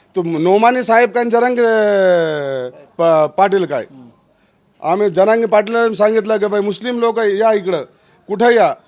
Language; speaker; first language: Marathi; non-native, local second language; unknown